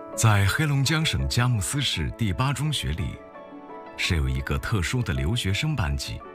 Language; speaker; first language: Chinese; native; Chinese